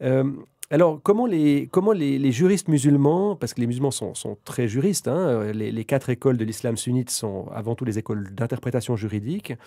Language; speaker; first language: French; native; French